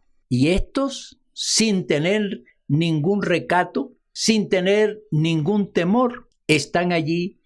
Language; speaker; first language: Spanish; native; Spanish